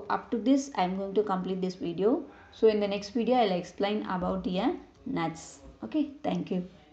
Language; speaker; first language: English; non-native, local second language; Tamil